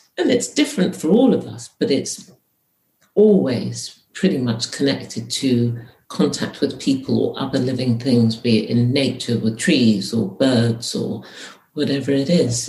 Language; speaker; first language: English; native; English